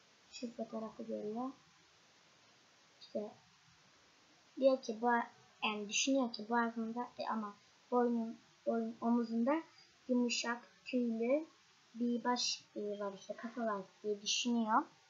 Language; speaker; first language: Turkish; native; Turkish